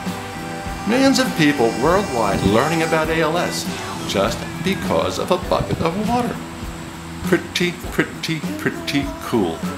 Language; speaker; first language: English; native; English